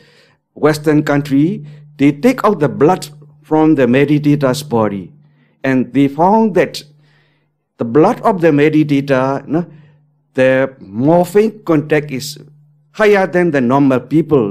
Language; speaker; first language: English; non-native, learner; Burmese